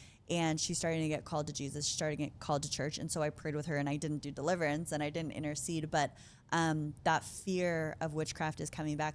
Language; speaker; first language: English; native; English